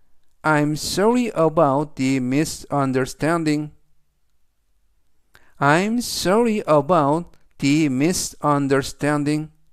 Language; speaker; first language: English; non-native, fluent; Korean